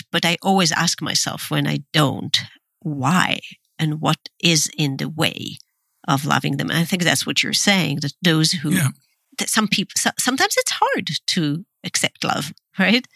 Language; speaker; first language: English; non-native, fluent; Hebrew